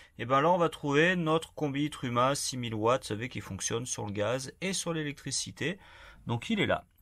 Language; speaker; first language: French; native; French